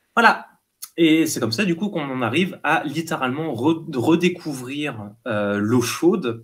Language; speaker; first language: French; native; French